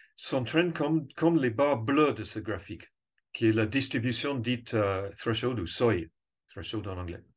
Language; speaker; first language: French; non-native, fluent; English